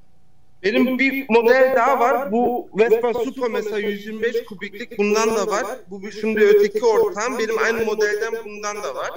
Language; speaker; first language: Turkish; early bilingual, heritage; Turkish